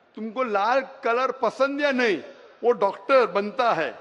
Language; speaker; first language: Hindi; non-native, local second language; Konkani